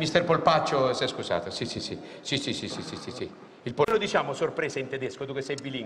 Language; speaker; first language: Italian; native; Italian